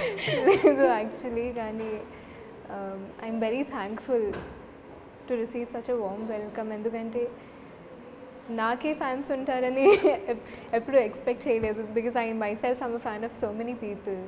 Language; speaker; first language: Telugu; non-native, learner; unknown